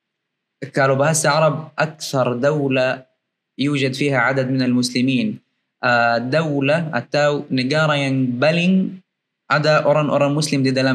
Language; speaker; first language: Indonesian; non-native, learner; Arabic